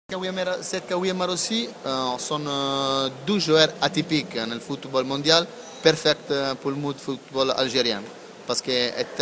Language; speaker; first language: French; non-native, learner; Italian